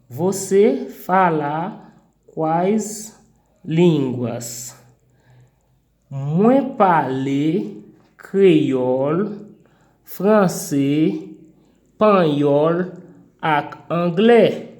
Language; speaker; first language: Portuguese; non-native, fluent; Haitian Creole